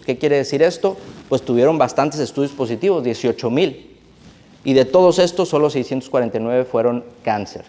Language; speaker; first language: Spanish; native; Spanish